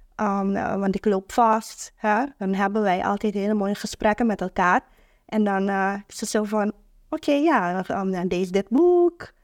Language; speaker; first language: Dutch; non-native, local second language; Papiamento